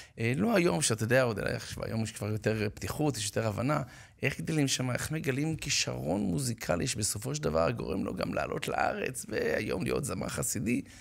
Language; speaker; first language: Hebrew; native; Hebrew